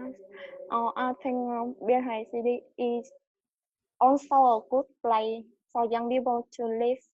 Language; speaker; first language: English; non-native, learner; Vietnamese